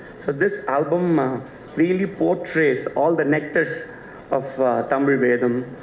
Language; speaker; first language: English; non-native, local second language; Tamil